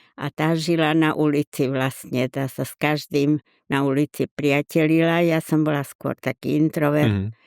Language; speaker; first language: Slovak; native; Slovak